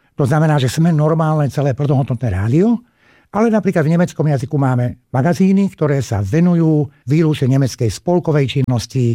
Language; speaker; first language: Slovak; non-native, local second language; Hungarian